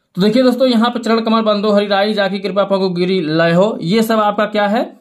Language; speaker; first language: Hindi; native; Hindi